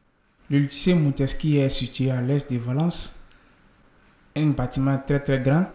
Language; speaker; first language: French; non-native, learner; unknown